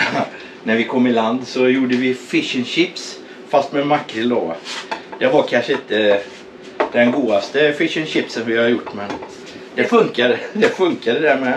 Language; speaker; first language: Swedish; native; Swedish